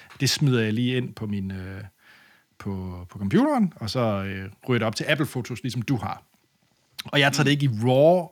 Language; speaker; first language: Danish; native; Danish